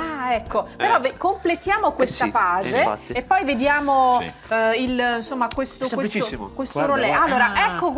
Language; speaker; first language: Italian; native; Italian